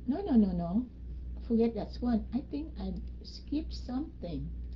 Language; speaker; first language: English; non-native, fluent; Vietnamese